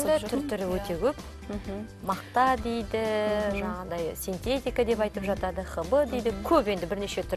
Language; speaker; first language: Kazakh; native; Kazakh